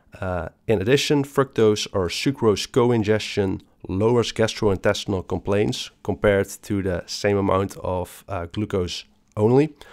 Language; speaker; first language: English; non-native, fluent; Dutch